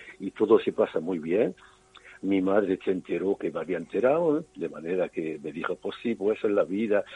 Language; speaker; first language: Spanish; native; Spanish